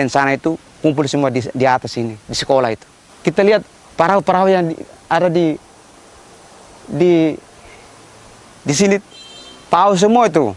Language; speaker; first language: Indonesian; non-native, local second language; Tetum